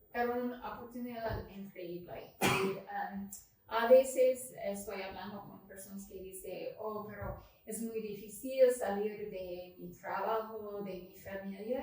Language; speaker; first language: Spanish; non-native, learner; English